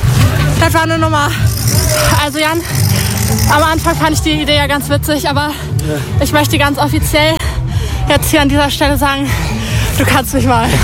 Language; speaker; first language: German; native; German